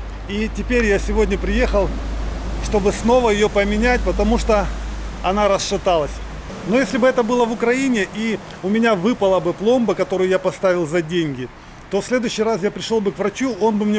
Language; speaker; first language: Russian; native; Russian